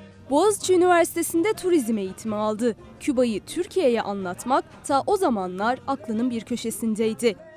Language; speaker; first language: Turkish; native; Turkish